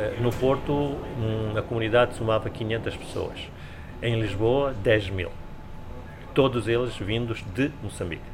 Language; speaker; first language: Portuguese; non-native, local second language; Gujarati